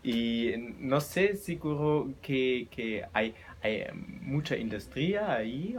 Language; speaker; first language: Spanish; non-native, learner; German